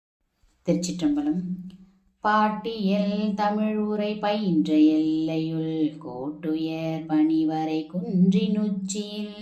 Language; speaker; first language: Tamil; native; Tamil